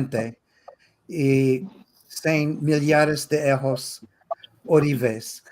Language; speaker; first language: Portuguese; non-native, fluent; English